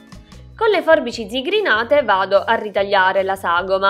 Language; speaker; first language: Italian; native; Italian